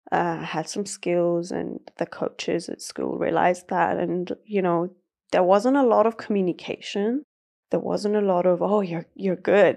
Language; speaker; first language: English; early bilingual, other home language; Persian